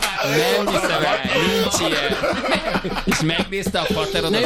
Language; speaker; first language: Hungarian; native; Hungarian